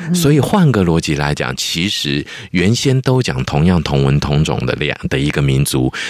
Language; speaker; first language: Chinese; native; Chinese